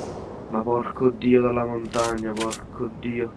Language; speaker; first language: Italian; native; Italian